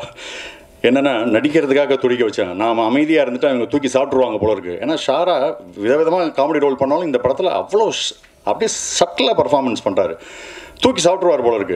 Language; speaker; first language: Tamil; native; Tamil